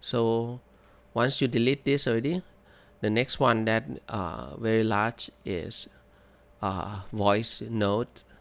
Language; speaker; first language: English; non-native, fluent; Thai